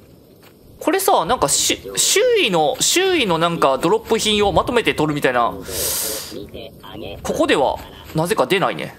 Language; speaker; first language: Japanese; native; Japanese